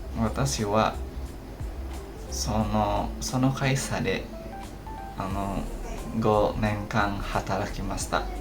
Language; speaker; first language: Japanese; non-native, learner; Indonesian